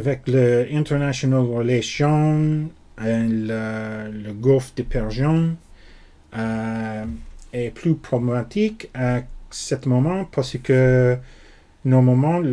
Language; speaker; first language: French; non-native, learner; English